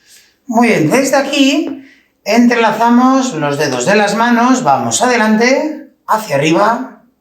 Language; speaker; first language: Spanish; native; Spanish